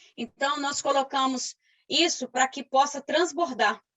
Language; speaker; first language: Portuguese; native; Portuguese